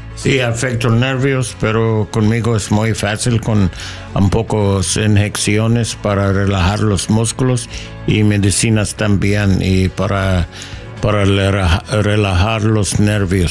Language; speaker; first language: Spanish; non-native, learner; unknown